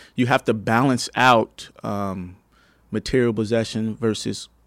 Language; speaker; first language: English; native; English